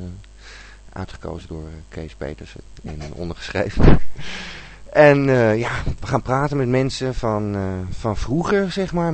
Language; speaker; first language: Dutch; native; Dutch